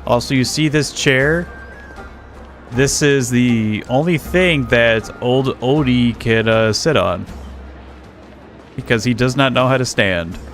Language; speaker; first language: English; native; English